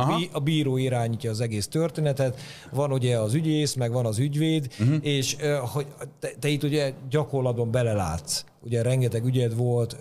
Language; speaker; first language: Hungarian; native; Hungarian